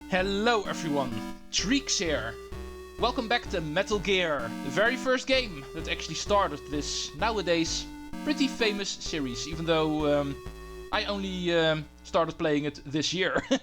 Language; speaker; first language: English; non-native, fluent; Dutch